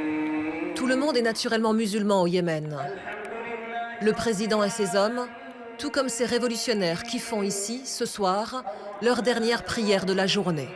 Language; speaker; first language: French; native; French